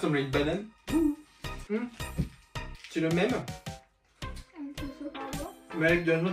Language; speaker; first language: French; native; French